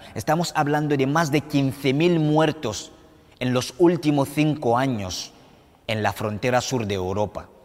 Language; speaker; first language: Spanish; non-native, fluent; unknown